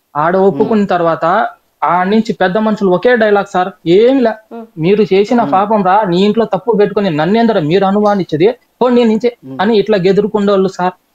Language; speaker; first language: Telugu; native; Telugu